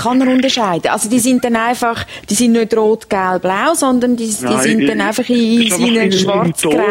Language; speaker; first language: German; native; German